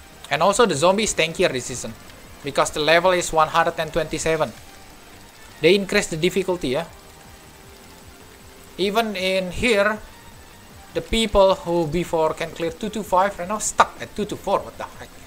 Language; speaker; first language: English; non-native, fluent; Indonesian